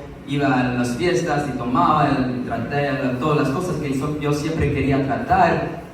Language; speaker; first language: Spanish; early bilingual, heritage; Spanish